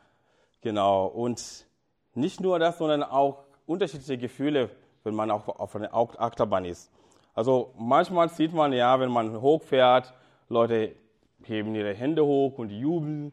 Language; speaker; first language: German; non-native, fluent; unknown